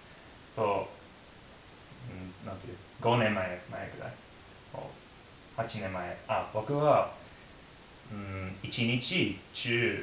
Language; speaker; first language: Japanese; non-native, learner; English